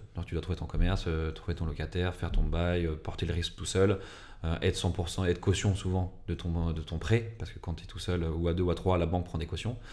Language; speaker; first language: French; native; French